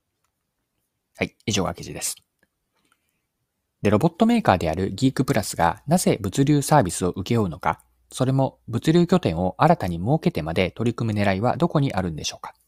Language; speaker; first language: Japanese; native; Japanese